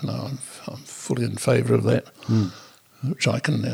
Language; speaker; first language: English; native; English